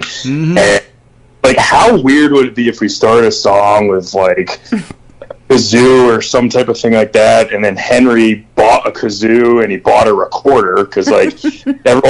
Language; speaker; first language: English; native; English